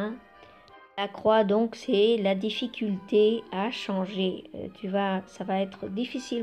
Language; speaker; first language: French; non-native, fluent; Spanish